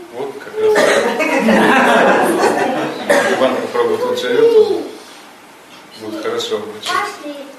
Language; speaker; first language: Russian; native; Russian